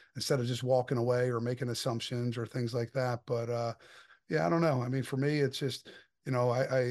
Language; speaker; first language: English; native; English